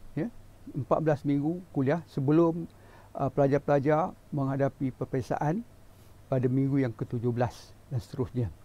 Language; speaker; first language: Malay; native; Malay